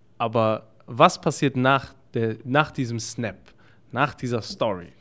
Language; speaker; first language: German; early bilingual, other home language; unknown